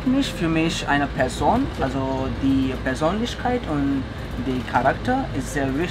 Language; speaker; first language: German; non-native, fluent; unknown